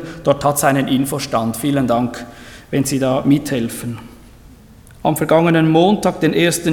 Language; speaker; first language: German; native; German